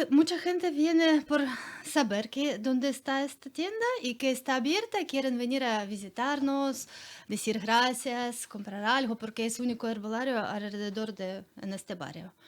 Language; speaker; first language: Spanish; non-native, learner; Ukrainian